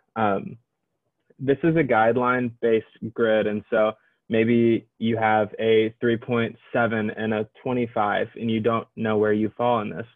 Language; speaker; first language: English; native; English